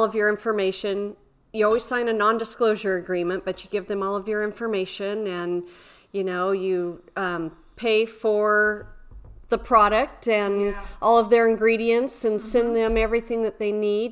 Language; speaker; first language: English; native; English